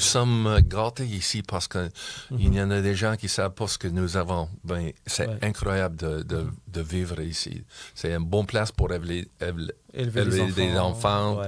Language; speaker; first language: French; non-native, local second language; English